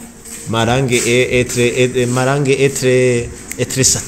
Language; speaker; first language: French; non-native, learner; Rundi